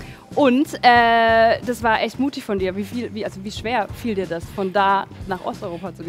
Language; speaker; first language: German; native; German